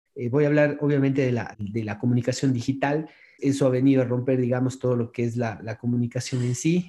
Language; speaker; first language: Spanish; native; Spanish